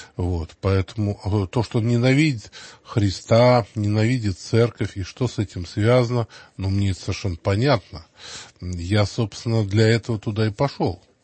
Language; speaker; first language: Russian; native; Russian